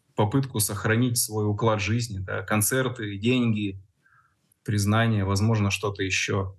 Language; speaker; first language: Russian; native; Russian